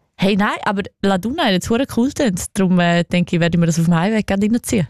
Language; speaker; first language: German; native; German